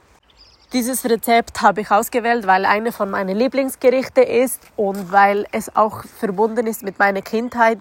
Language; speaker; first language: German; non-native, fluent; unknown